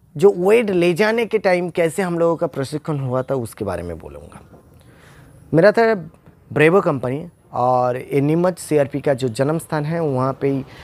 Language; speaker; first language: Hindi; non-native, local second language; Bangla